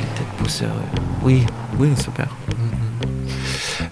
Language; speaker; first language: French; native; French